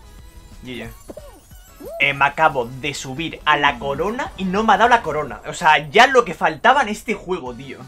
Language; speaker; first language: Spanish; native; Spanish